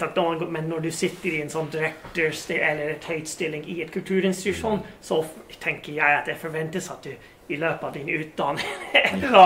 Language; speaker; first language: Norwegian; non-native, fluent; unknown